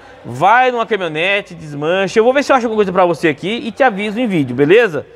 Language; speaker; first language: Portuguese; native; Portuguese